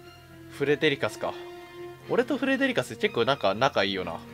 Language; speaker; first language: Japanese; native; Japanese